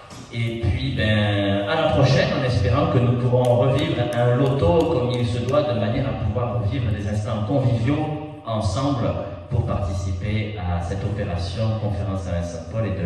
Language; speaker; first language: French; native; French